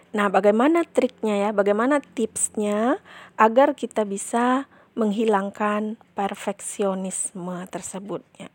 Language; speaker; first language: Indonesian; non-native, local second language; Minangkabau